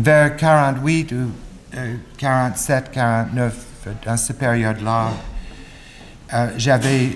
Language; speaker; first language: French; non-native, learner; English